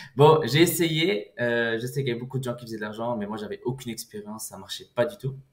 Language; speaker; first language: French; early bilingual, other home language; Portuguese